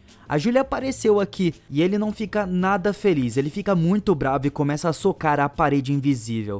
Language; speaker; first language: Portuguese; native; Portuguese